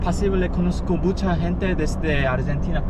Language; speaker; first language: Spanish; non-native, learner; Korean